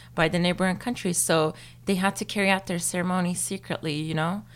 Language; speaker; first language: English; non-native, fluent; Turkish